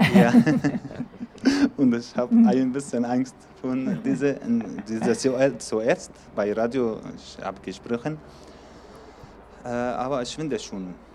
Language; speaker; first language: German; non-native, learner; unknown